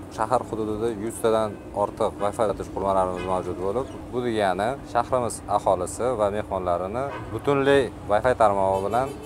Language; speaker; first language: Uzbek; native; Uzbek